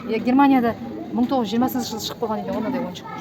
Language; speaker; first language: Kazakh; native; Kazakh